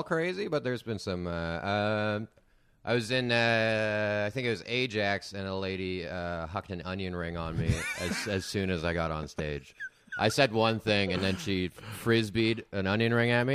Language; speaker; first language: English; native; English